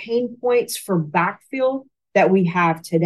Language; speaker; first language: English; native; English